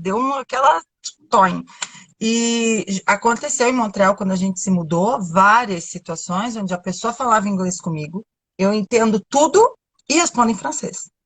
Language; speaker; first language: Portuguese; native; Portuguese